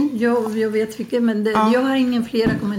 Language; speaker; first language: Swedish; non-native, fluent; Spanish